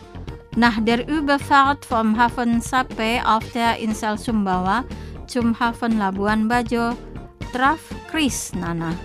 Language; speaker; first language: German; non-native, fluent; Indonesian